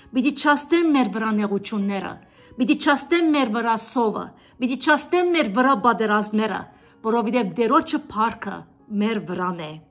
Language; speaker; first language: Armenian; native; Armenian